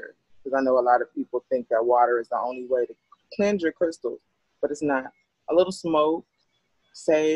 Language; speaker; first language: English; native; English